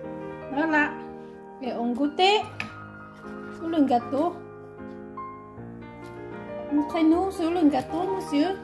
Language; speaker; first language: French; non-native, learner; Hmong